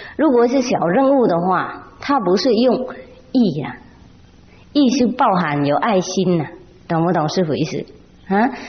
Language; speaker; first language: Chinese; non-native, fluent; Vietnamese